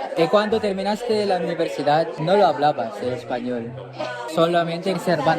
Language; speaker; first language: Spanish; non-native, fluent; Cebuano